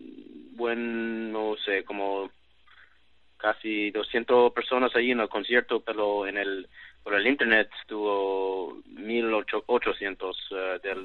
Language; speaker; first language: Spanish; non-native, learner; English